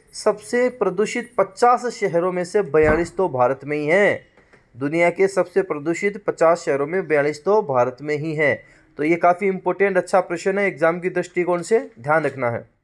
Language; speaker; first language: Hindi; native; Hindi